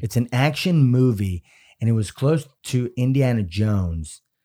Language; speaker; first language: English; early bilingual, other home language; Spanish